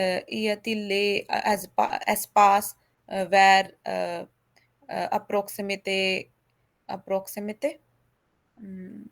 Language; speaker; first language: French; non-native, learner; Hindi